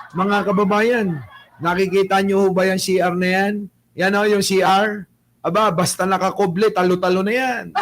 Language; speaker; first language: Filipino; native; Filipino